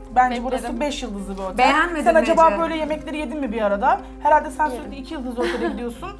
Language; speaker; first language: Turkish; native; Turkish